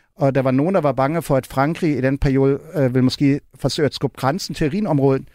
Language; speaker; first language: Danish; non-native, fluent; German